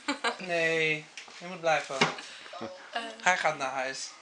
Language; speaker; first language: Dutch; non-native, fluent; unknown